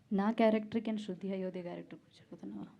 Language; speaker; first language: Telugu; non-native, learner; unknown